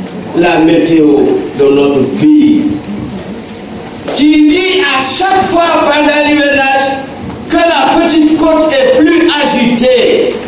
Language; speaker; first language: French; non-native, local second language; Wolof